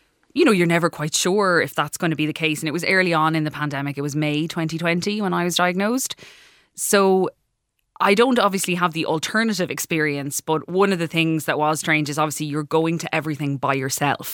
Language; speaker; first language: English; native; English